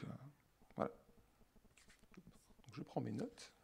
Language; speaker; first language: French; native; French